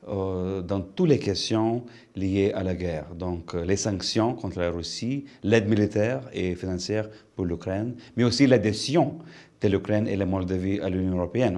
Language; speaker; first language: French; non-native, fluent; Lithuanian